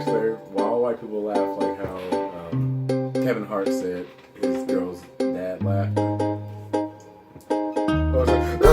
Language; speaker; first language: English; native; English